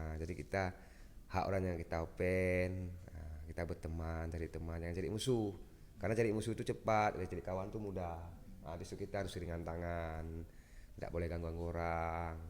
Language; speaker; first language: Indonesian; non-native, local second language; Achinese